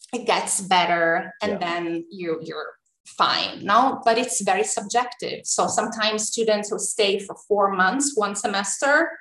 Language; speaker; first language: English; non-native, fluent; Italian